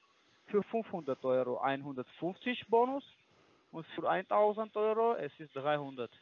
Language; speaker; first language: German; non-native, learner; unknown